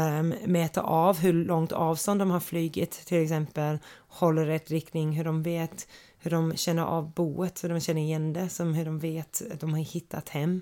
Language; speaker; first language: Swedish; non-native, fluent; English